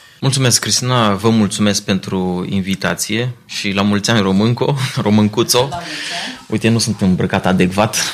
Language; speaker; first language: Romanian; native; Romanian